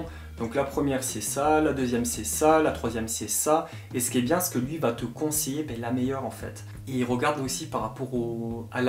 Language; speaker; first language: French; native; French